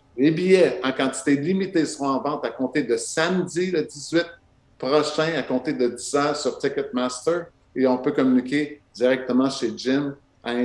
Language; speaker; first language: French; native; French